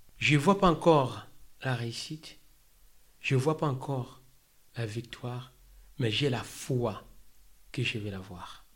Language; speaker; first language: French; non-native, local second language; Lingala